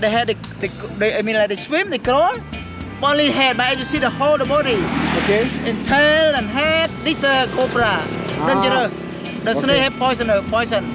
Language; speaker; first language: English; non-native, learner; Khmer